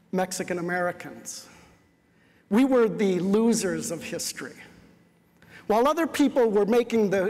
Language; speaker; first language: English; native; English